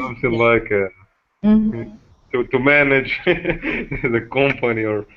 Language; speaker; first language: English; non-native, learner; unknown